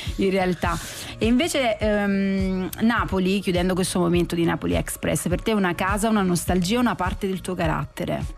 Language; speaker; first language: Italian; native; Italian